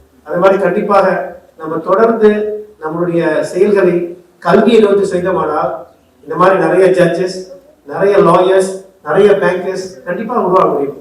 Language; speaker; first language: Tamil; native; Tamil